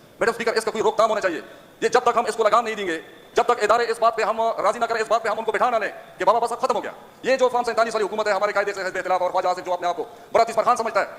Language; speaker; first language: Urdu; non-native, local second language; Pashto